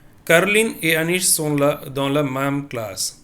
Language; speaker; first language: French; non-native, fluent; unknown